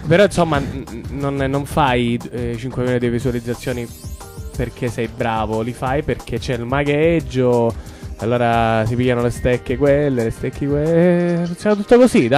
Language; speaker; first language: Italian; native; Italian